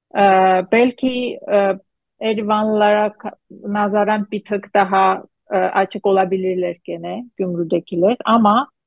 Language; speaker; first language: Turkish; non-native, fluent; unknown